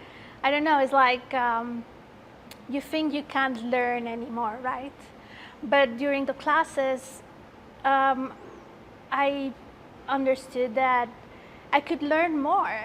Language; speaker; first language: English; non-native, fluent; Spanish